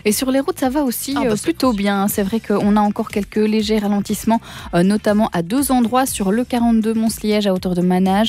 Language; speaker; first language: French; native; French